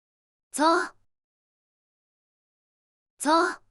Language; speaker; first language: Japanese; native; Japanese